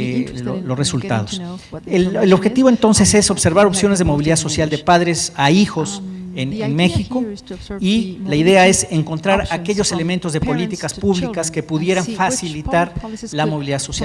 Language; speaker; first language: Spanish; native; Spanish